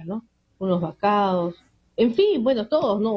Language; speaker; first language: Spanish; native; Spanish